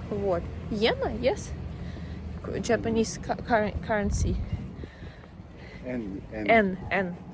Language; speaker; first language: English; non-native, learner; Russian